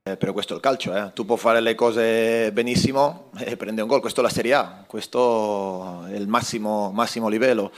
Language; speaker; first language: Italian; non-native, fluent; Spanish